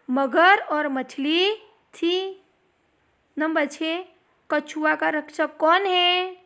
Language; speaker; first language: Hindi; non-native, local second language; Gujarati